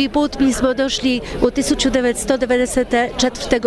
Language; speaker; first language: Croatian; non-native, learner; Polish